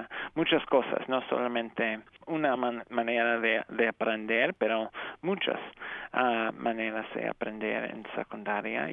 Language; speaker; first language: Spanish; non-native, fluent; English